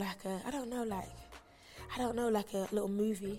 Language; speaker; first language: English; native; English